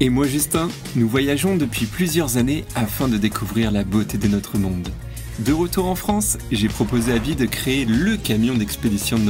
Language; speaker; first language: French; native; French